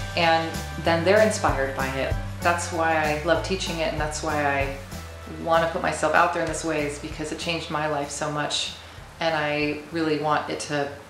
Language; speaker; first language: English; native; English